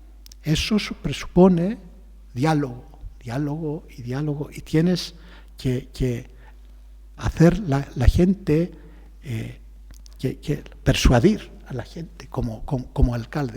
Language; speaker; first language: Spanish; non-native, fluent; Greek